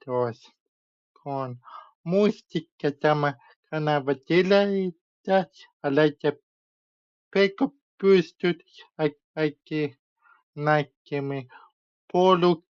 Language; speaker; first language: Finnish; non-native, learner; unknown